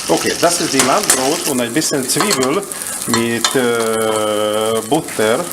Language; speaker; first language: German; non-native, learner; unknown